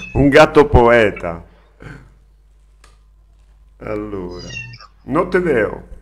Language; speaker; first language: Spanish; non-native, learner; Italian